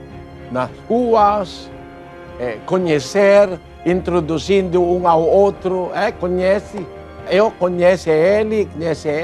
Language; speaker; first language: Portuguese; non-native, learner; Filipino